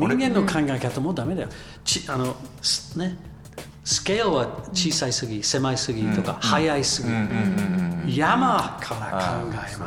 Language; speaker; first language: Japanese; non-native, learner; English